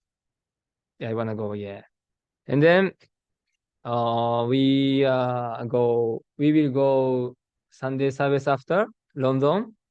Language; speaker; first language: English; non-native, learner; Japanese